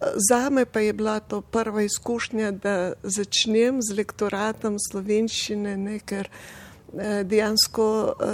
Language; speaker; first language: Slovenian; non-native, fluent; Russian